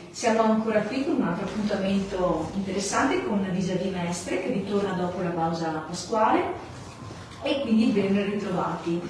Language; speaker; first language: Italian; native; Italian